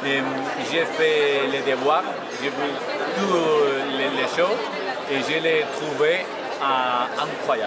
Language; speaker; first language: French; non-native, learner; Spanish